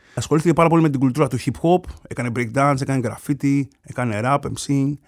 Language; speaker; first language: Greek; early bilingual, other home language; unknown